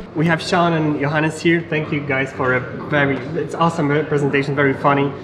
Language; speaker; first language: English; non-native, fluent; Polish